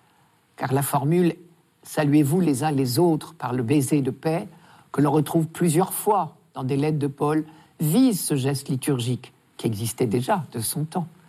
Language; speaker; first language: French; native; French